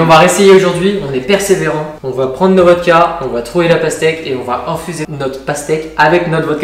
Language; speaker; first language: French; native; French